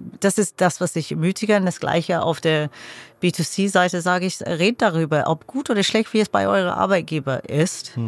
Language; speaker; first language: German; non-native, fluent; English